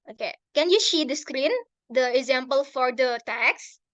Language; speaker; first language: English; non-native, learner; Indonesian